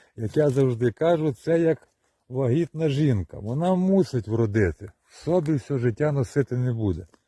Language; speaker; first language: Ukrainian; native; Ukrainian